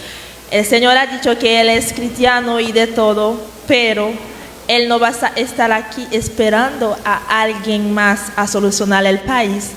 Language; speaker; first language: Spanish; non-native, fluent; Haitian Creole